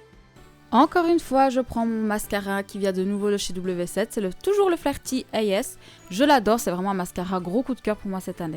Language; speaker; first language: French; native; French